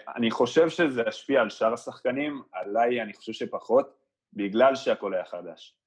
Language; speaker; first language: Hebrew; early bilingual, other home language; Spanish